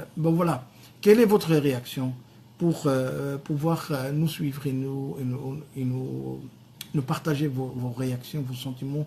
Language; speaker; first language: French; non-native, local second language; Arabic